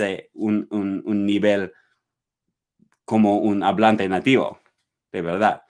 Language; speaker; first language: Spanish; non-native, learner; English